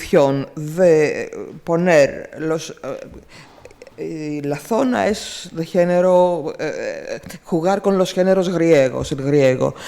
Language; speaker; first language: Spanish; non-native, fluent; Greek